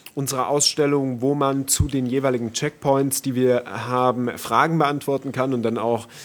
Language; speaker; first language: German; native; German